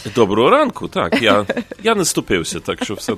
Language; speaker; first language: Ukrainian; early bilingual, heritage; Ukrainian